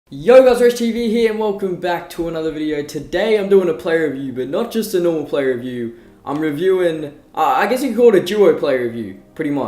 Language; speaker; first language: English; native; English